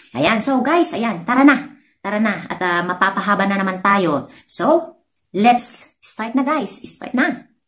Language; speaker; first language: Filipino; non-native, local second language; Iloko